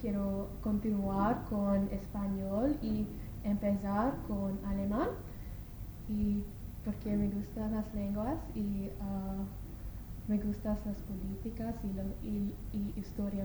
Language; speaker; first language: Spanish; non-native, learner; English